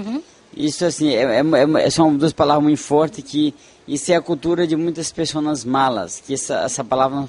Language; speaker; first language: Spanish; non-native, fluent; Portuguese